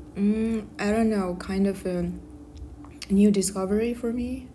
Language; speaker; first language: English; non-native, fluent; Kazakh